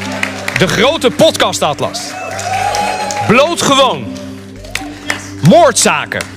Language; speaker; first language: Dutch; native; Dutch